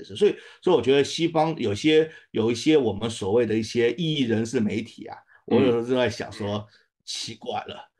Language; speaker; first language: Chinese; native; Chinese